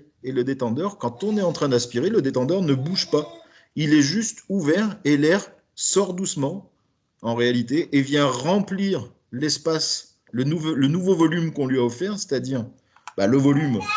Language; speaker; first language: French; native; French